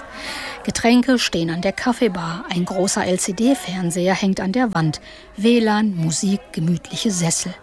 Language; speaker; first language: German; native; German